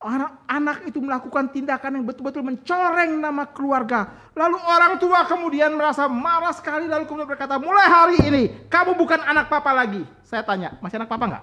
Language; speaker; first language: Indonesian; native; Indonesian